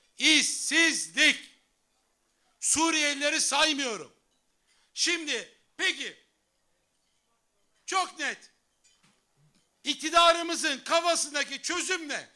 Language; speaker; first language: Turkish; native; Turkish